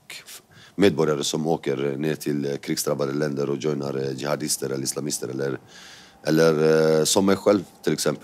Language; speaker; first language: Swedish; early bilingual, other home language; Kurdish